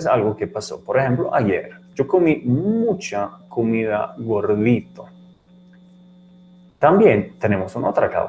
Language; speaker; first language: Spanish; non-native, learner; English